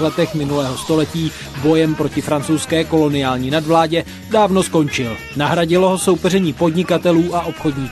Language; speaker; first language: Czech; native; Czech